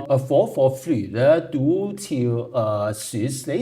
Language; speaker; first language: Danish; non-native, learner; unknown